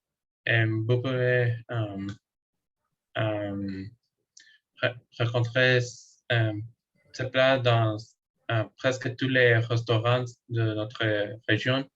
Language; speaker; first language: French; non-native, learner; Spanish